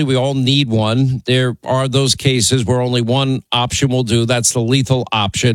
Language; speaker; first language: English; native; English